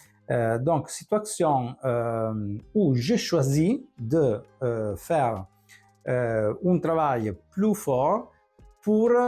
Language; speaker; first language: French; non-native, fluent; Italian